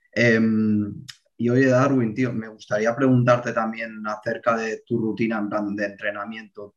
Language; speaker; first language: Spanish; native; Spanish